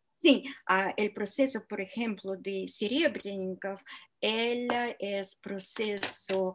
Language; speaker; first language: Spanish; non-native, fluent; Russian